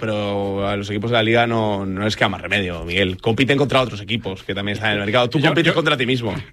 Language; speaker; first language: Spanish; native; Spanish